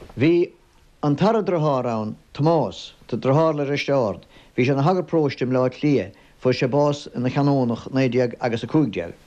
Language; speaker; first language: Irish; native; Irish